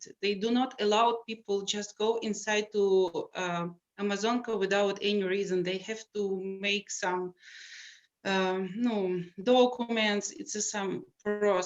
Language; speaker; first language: English; non-native, learner; Russian